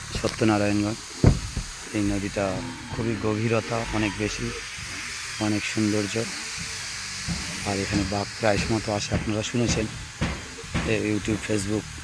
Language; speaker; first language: Bangla; native; Bangla